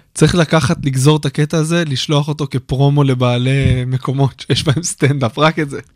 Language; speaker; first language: Hebrew; native; Hebrew